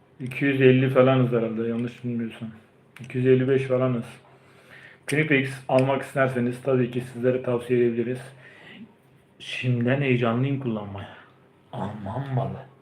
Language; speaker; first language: Turkish; early bilingual, heritage; Turkish